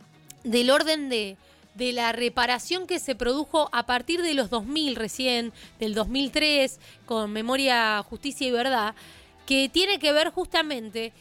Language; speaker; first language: Spanish; native; Spanish